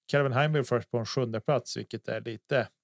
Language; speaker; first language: Swedish; native; Swedish